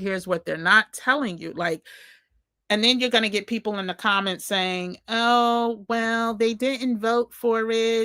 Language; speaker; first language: English; native; English